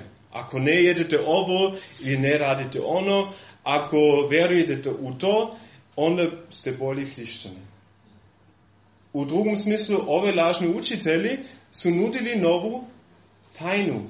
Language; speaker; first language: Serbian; non-native, fluent; German